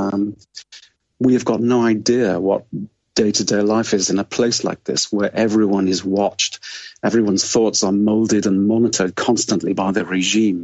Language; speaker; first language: English; native; English